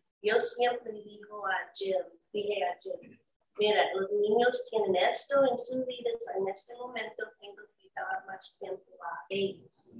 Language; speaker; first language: Spanish; non-native, learner; English